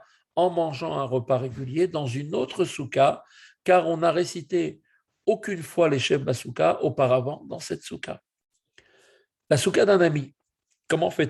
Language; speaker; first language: French; native; French